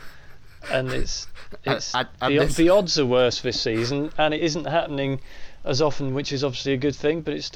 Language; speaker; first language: English; native; English